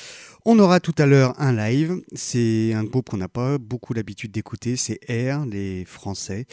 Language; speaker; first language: French; native; French